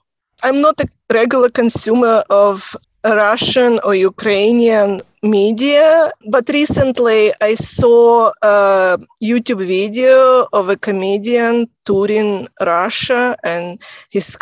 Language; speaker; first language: English; non-native, fluent; Russian